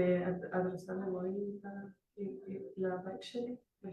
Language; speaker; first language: Hebrew; non-native, learner; English